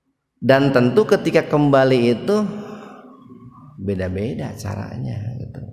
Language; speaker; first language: Indonesian; native; Indonesian